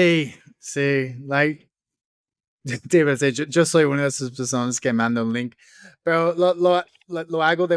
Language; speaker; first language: Spanish; non-native, fluent; English